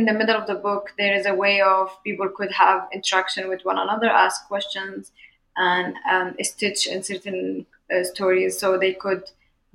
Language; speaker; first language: English; non-native, fluent; Arabic